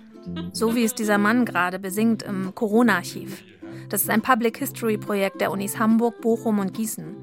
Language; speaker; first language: German; native; German